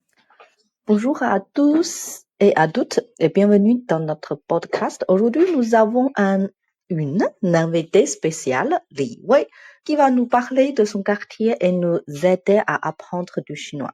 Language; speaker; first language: French; non-native, fluent; Chinese